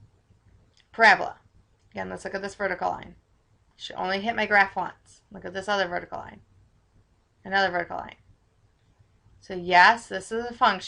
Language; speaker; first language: English; native; English